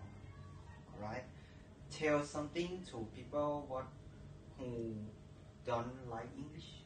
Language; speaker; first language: English; non-native, learner; Thai